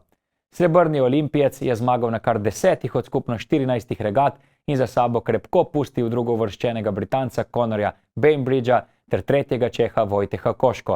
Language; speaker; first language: Slovenian; native; Slovenian